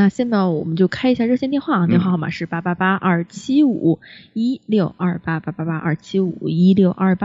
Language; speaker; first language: Chinese; native; Chinese